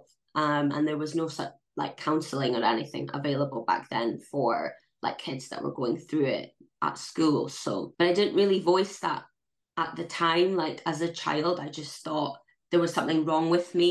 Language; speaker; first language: English; native; English